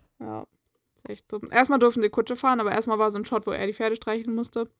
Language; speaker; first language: German; native; German